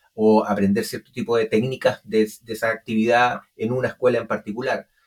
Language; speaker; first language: Spanish; native; Spanish